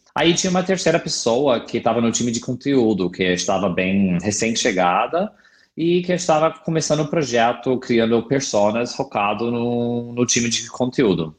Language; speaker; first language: Portuguese; non-native, fluent; English